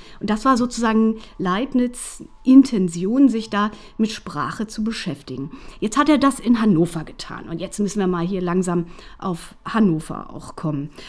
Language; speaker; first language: German; native; German